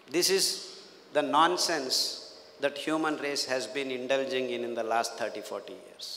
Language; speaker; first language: English; non-native, local second language; Telugu